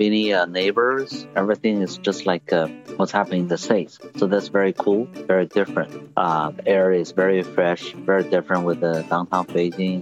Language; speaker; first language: English; non-native, learner; Chinese